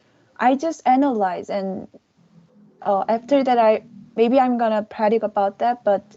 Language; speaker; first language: English; non-native, learner; Korean